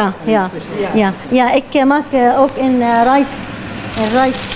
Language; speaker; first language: Dutch; non-native, learner; Arabic